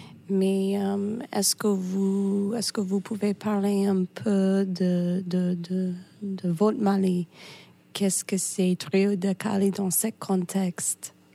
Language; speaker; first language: French; non-native, fluent; English